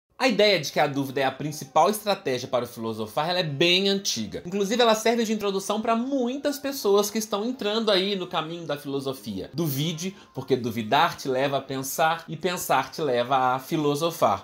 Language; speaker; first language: Portuguese; native; Portuguese